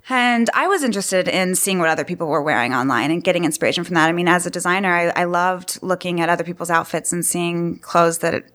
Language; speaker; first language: English; native; English